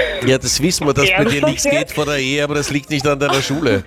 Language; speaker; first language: German; native; German